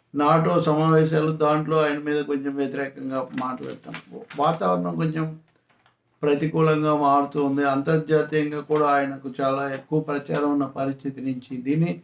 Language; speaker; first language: Telugu; native; Telugu